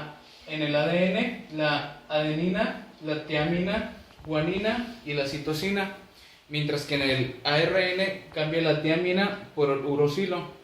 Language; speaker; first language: Spanish; native; Spanish